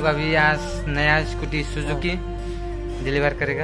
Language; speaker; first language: Hindi; non-native, local second language; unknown